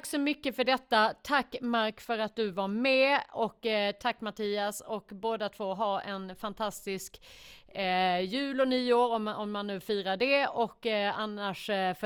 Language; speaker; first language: Swedish; native; Swedish